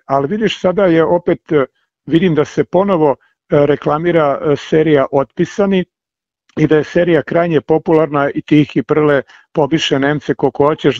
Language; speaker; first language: Serbian; native; Serbian